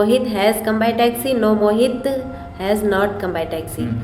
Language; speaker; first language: English; non-native, learner; Hindi